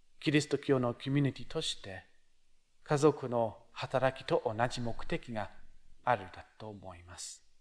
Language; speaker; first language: Japanese; non-native, fluent; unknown